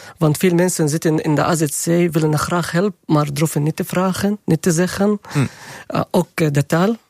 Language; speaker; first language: Dutch; non-native, learner; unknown